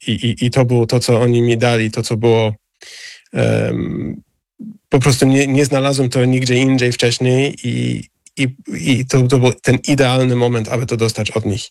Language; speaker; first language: Polish; non-native, fluent; English